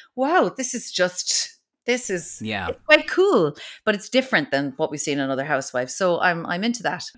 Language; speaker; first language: English; native; English